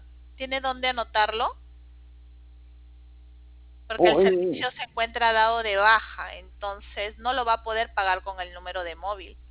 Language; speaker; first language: Spanish; native; Spanish